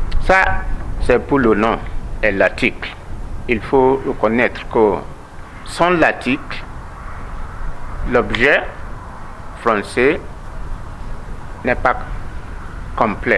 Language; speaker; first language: French; non-native, learner; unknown